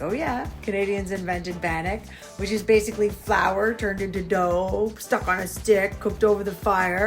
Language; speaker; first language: English; native; English